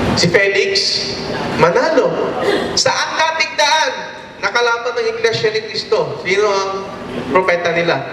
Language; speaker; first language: Filipino; non-native, local second language; Waray